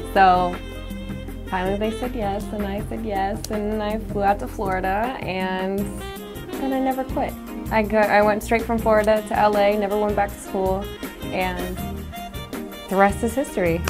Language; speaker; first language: English; native; English